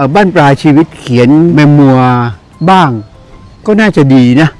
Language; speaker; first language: Thai; native; Thai